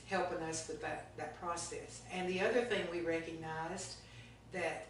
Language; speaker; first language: English; native; English